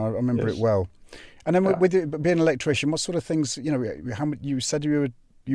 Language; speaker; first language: English; native; English